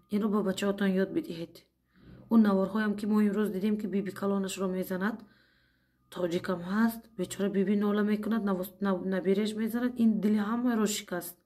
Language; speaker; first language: Tajik; non-native, fluent; Uzbek